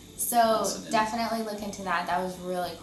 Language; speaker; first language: English; native; English